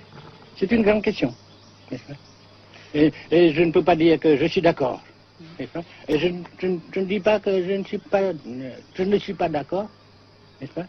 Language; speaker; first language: French; non-native, fluent; Vietnamese